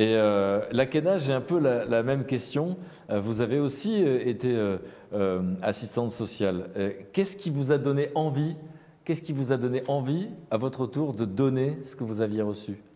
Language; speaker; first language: French; native; French